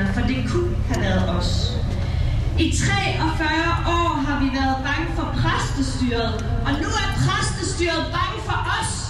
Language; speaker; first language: Danish; early bilingual, other home language; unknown